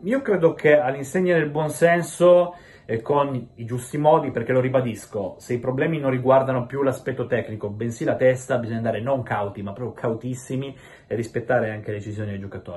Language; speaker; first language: Italian; native; Italian